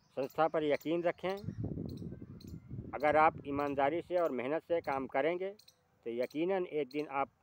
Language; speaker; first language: Hindi; native; Hindi